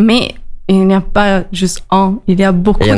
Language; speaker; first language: French; non-native, learner; Italian